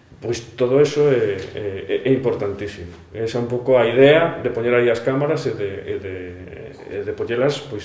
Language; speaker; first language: Galician; native; Galician